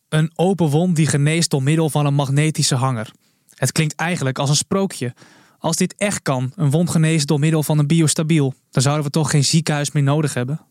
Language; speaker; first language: Dutch; native; Dutch